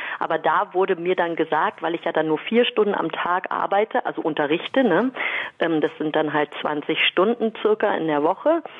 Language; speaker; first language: German; native; German